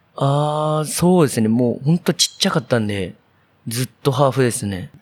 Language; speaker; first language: Japanese; native; Japanese